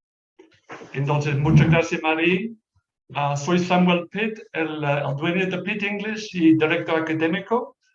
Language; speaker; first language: Spanish; non-native, fluent; English